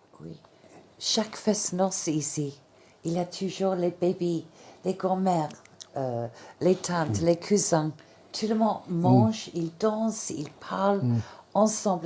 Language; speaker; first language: French; non-native, fluent; English